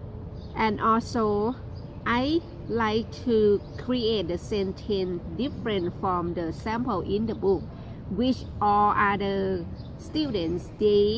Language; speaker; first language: English; non-native, learner; Thai